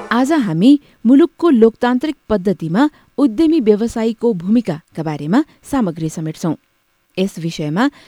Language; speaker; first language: Nepali; native; Nepali